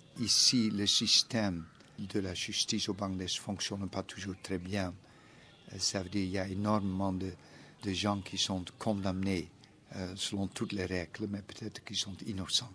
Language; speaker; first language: French; non-native, fluent; Dutch